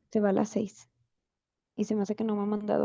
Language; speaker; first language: Spanish; native; Spanish